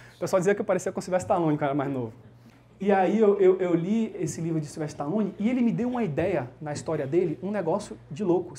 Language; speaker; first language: Portuguese; early bilingual, heritage; Portuguese